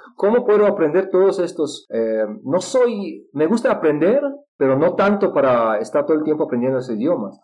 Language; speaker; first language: Spanish; non-native, fluent; Russian